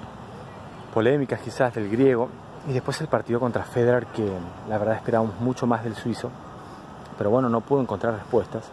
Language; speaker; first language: Spanish; native; Spanish